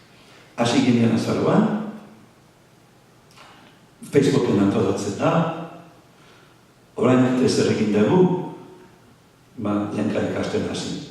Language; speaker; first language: Basque; non-native, fluent; English